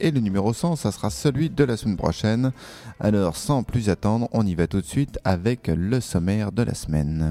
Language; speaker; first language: French; native; French